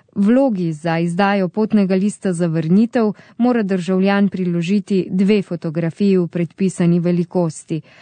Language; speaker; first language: Slovenian; native; Slovenian